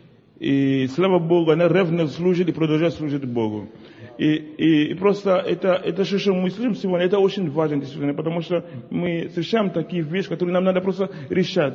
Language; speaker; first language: Russian; non-native, local second language; Ukrainian